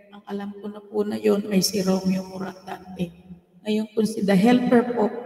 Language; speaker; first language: Filipino; native; Filipino